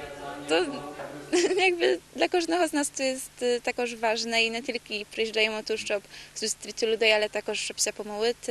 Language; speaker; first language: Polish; non-native, local second language; Rusyn